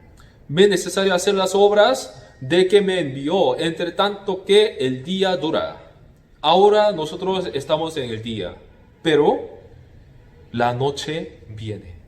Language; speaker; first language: Spanish; non-native, fluent; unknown